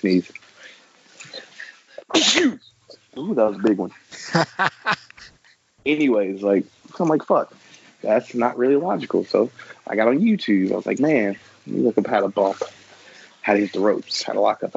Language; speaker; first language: English; native; English